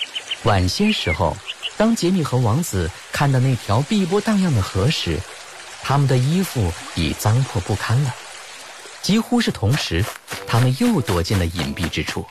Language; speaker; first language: Chinese; native; Chinese